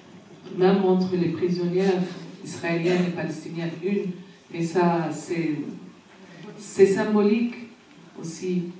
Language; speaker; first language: French; non-native, fluent; Arabic